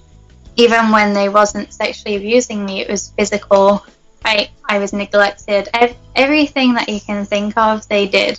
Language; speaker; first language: English; native; English